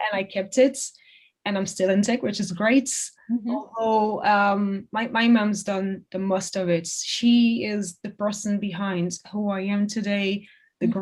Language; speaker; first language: English; non-native, fluent; French